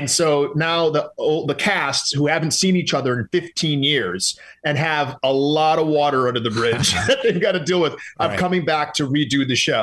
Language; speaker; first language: English; native; English